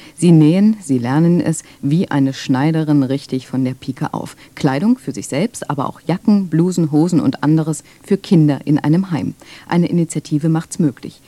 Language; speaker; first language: German; native; German